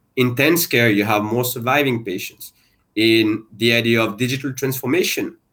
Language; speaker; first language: English; non-native, fluent; French